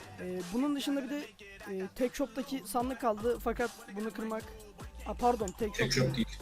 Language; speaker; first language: Turkish; native; Turkish